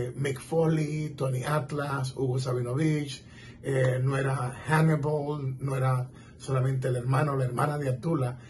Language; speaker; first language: Spanish; native; Spanish